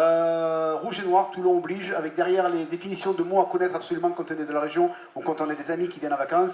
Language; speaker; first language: French; native; French